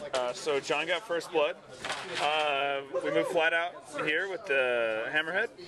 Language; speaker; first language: English; native; English